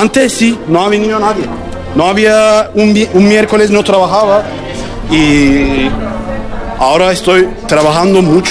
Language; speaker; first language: Spanish; non-native, learner; Turkish